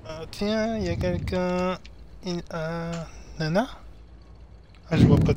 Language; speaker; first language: French; non-native, local second language; Arabic